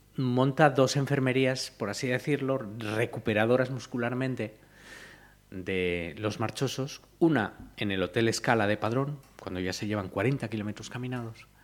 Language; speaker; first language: Spanish; native; Spanish